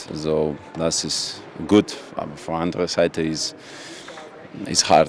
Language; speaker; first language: German; non-native, learner; Russian